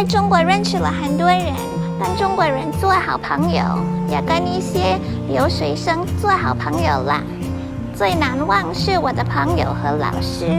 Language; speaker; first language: Chinese; non-native, learner; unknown